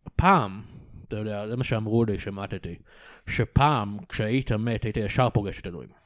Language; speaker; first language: Hebrew; native; Hebrew